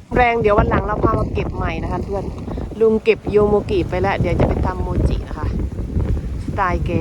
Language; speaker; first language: Thai; native; Thai